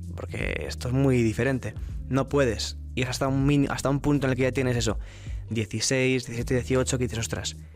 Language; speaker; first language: Spanish; native; Spanish